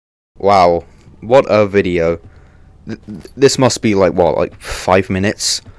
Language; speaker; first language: English; native; English